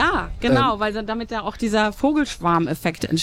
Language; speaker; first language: German; native; German